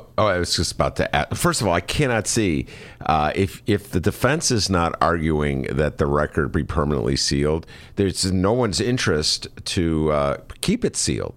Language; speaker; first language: English; native; English